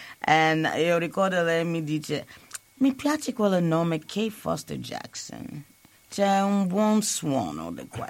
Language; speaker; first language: Italian; non-native, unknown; English